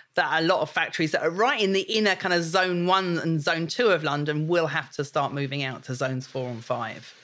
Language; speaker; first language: English; native; English